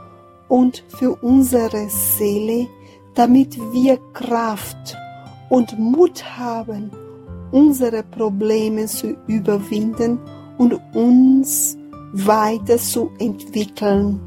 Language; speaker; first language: German; non-native, fluent; Portuguese